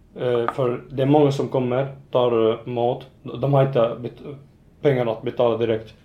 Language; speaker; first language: Swedish; non-native, fluent; Arabic